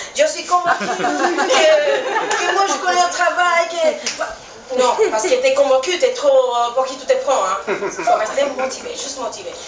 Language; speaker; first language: French; non-native, fluent; Spanish